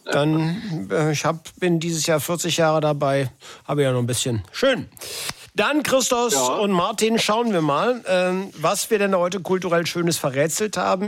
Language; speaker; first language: German; native; German